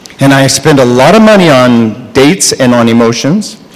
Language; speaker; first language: English; native; English